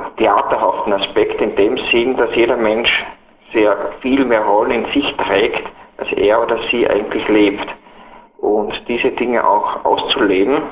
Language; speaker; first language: German; native; German